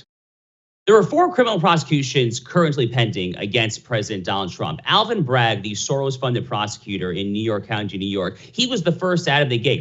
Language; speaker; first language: English; native; English